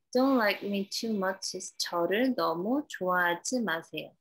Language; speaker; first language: English; non-native, learner; Korean